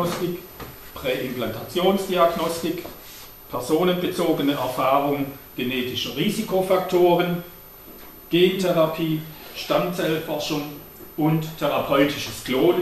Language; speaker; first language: German; native; German